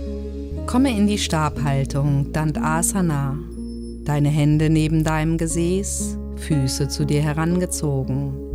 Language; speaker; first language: German; native; German